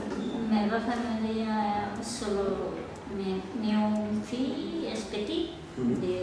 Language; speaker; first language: Catalan; non-native, learner; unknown